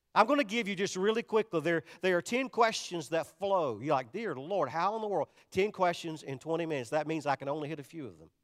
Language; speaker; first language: English; native; English